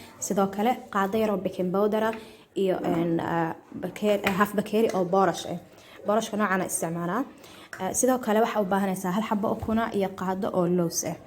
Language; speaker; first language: Somali; early bilingual, heritage; Somali